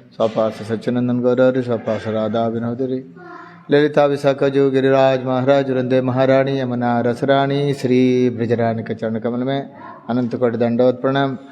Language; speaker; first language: Hindi; non-native, local second language; Kannada